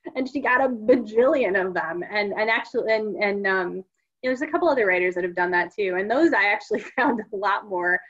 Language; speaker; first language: English; native; English